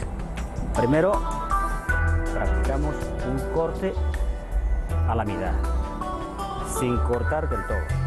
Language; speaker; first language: Spanish; non-native, fluent; Chinese